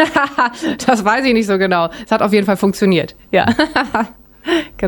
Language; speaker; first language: German; native; German